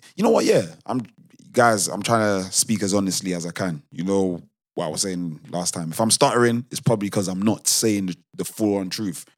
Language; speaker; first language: English; native; English